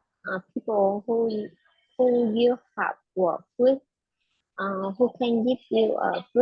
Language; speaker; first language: English; non-native, learner; Vietnamese